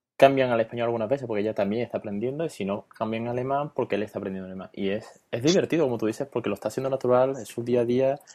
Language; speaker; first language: Spanish; native; Spanish